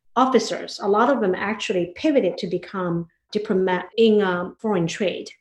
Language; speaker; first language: English; non-native, fluent; Chinese